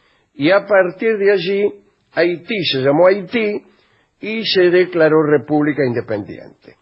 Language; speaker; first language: Spanish; native; Spanish